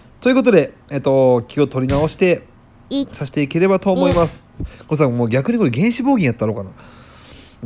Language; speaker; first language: Japanese; native; Japanese